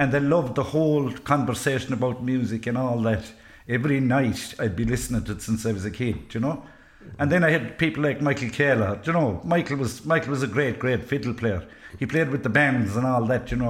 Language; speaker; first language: English; native; English